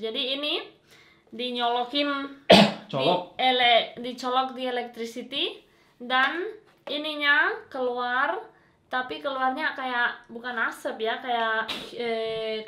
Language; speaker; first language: Indonesian; non-native, fluent; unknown